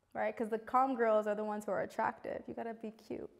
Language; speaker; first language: English; native; English